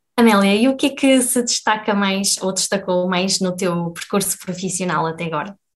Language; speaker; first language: Portuguese; native; Portuguese